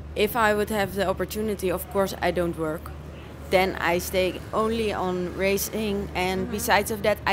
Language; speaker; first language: English; non-native, fluent; Dutch